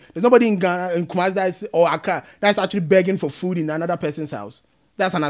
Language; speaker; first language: English; non-native, local second language; Akan